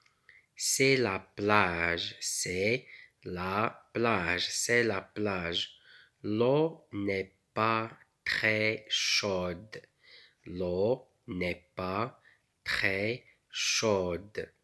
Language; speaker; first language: French; non-native, local second language; Arabic